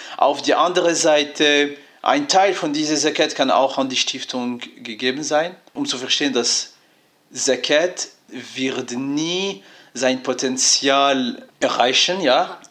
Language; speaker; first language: German; non-native, fluent; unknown